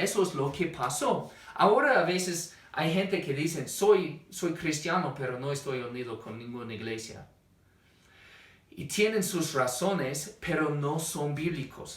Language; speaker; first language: Spanish; non-native, fluent; English